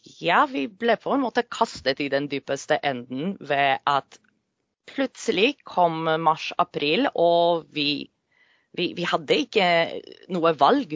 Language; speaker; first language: Norwegian; non-native, fluent; Polish